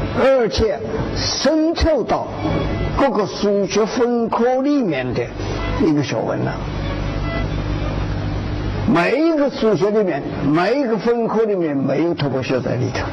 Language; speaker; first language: Chinese; non-native, local second language; Wu Chinese